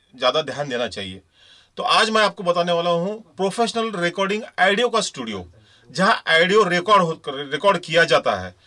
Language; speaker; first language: Hindi; non-native, local second language; Marathi